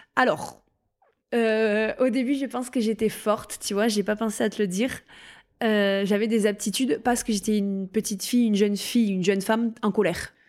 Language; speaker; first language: French; native; French